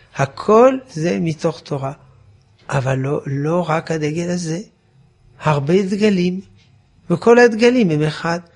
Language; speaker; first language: Hebrew; non-native, fluent; French